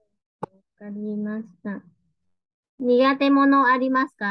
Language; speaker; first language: Japanese; non-native, fluent; Vietnamese